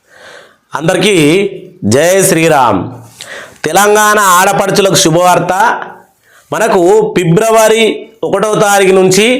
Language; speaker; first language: Telugu; native; Telugu